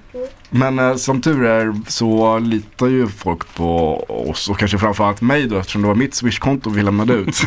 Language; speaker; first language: Swedish; native; Swedish